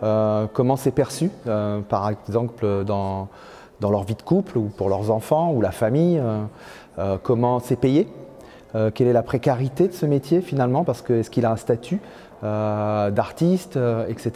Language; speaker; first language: French; native; French